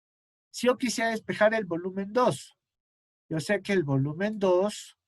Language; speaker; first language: Spanish; native; Spanish